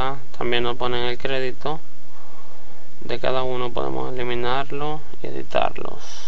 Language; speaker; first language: Spanish; native; Spanish